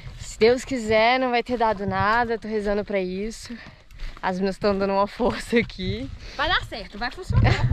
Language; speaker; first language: Portuguese; native; Portuguese